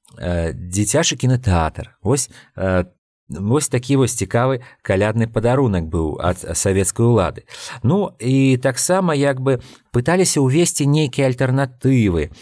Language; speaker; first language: Belarusian; non-native, local second language; Russian